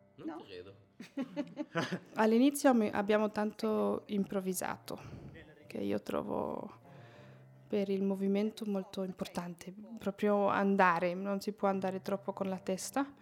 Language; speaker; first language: Italian; native; Italian